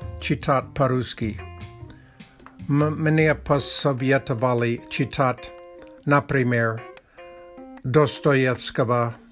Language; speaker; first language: Russian; non-native, learner; Czech